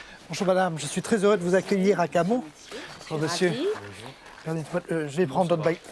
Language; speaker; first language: French; native; French